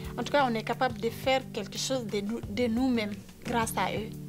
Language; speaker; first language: French; non-native, learner; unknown